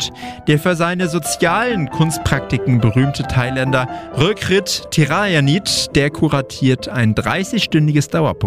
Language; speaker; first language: German; native; German